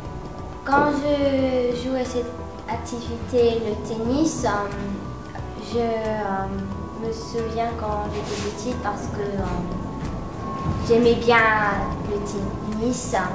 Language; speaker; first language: French; early bilingual, heritage; French